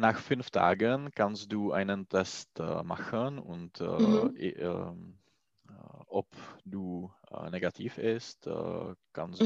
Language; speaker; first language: German; non-native, learner; Czech